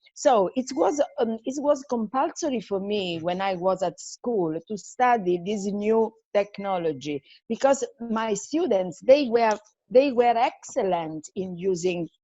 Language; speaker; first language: English; non-native, fluent; Italian